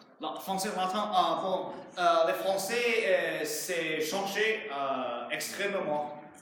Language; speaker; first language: French; non-native, learner; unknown